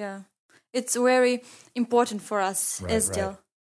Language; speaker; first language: English; non-native, learner; Ingush